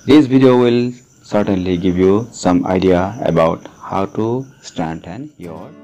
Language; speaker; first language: English; non-native, local second language; Assamese